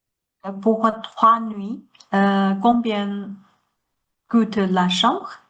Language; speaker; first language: French; non-native, learner; Chinese